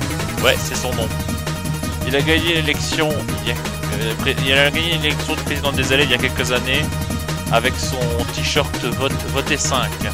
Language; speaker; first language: French; native; French